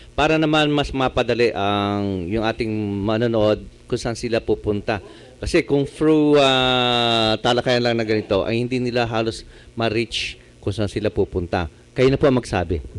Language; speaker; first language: Filipino; native; Filipino